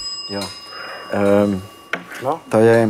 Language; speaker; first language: Czech; non-native, fluent; French